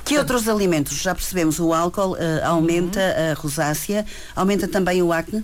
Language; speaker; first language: Portuguese; native; Portuguese